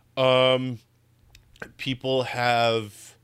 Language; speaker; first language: English; native; English